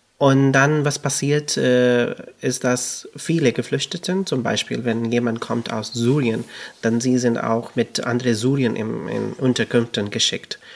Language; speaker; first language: German; non-native, fluent; Urdu